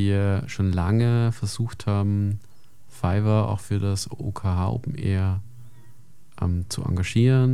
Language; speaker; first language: German; native; German